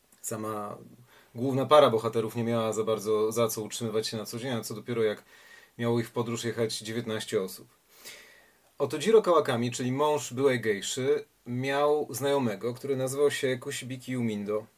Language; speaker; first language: Polish; native; Polish